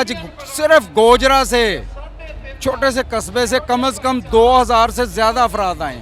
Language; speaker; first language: Urdu; non-native, local second language; Punjabi